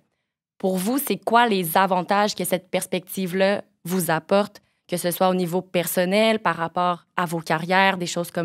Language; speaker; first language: French; native; French